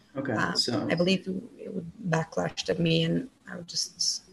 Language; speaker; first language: English; non-native, fluent; Bulgarian